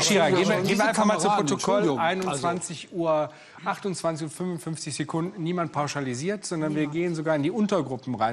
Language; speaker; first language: German; native; German